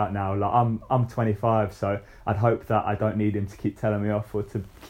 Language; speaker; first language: English; native; English